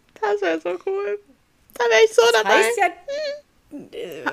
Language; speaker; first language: German; native; German